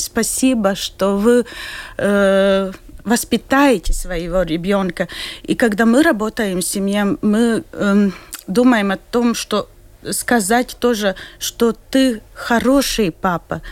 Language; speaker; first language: Russian; non-native, local second language; Latvian